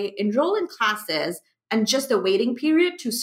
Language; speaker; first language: English; non-native, local second language; Urdu